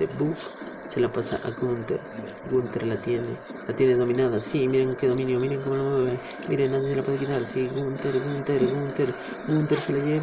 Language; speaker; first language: Spanish; native; Spanish